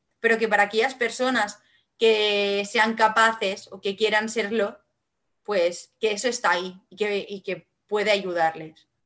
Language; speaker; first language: Spanish; non-native, local second language; Catalan